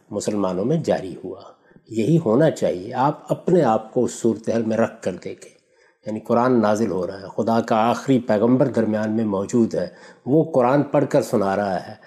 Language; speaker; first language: Urdu; non-native, local second language; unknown